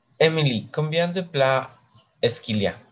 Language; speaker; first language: French; non-native, learner; English